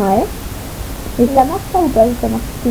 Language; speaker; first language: French; native; French